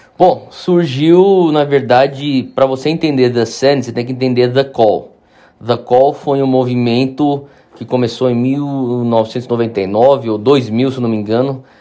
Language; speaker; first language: Portuguese; native; Portuguese